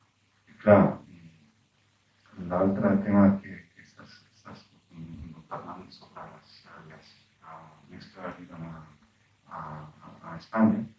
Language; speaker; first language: Catalan; non-native, fluent; Arabic